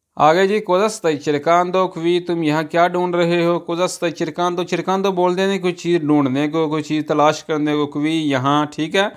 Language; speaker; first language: Urdu; non-native, local second language; Punjabi